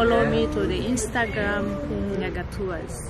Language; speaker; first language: English; non-native, local second language; Kinyarwanda